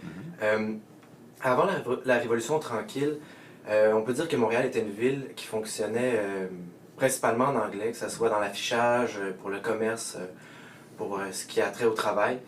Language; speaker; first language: French; native; French